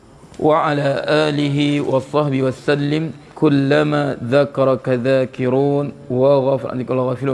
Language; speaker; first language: Arabic; non-native, fluent; Malay